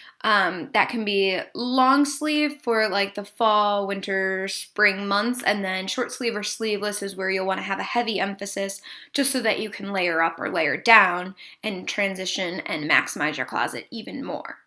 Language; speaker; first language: English; native; English